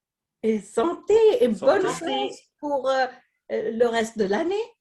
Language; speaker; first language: French; non-native, fluent; Swedish